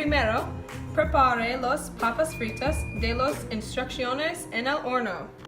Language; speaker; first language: Spanish; non-native, learner; English